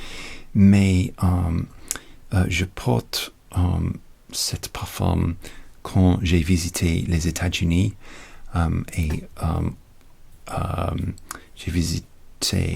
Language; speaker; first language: French; non-native, learner; English